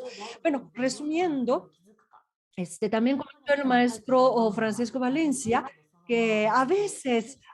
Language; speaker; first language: Spanish; non-native, fluent; Japanese